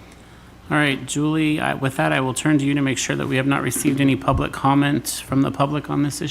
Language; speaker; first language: English; native; English